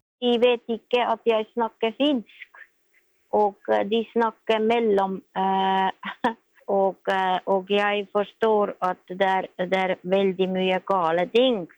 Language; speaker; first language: Norwegian; non-native, learner; Estonian